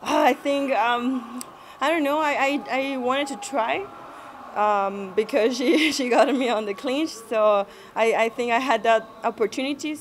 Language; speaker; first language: English; non-native, fluent; Spanish